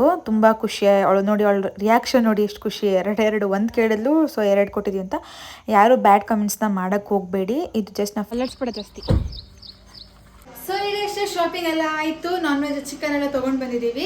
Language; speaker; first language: Kannada; native; Kannada